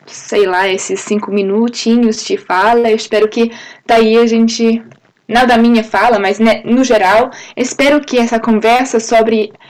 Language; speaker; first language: Portuguese; non-native, fluent; English